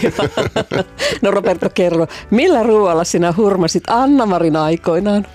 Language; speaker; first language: Finnish; native; Finnish